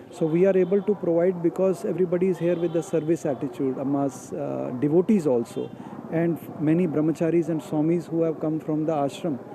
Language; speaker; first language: English; non-native, local second language; Malayalam